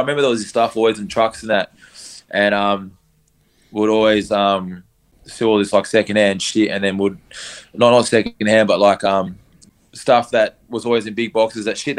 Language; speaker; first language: English; native; English